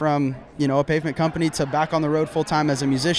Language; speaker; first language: English; native; English